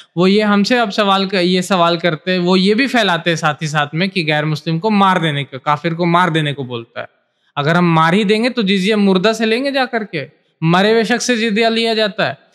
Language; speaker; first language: Hindi; native; Hindi